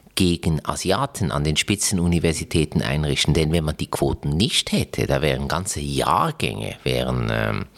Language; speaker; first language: German; native; German